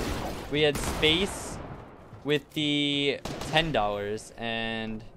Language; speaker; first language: English; native; English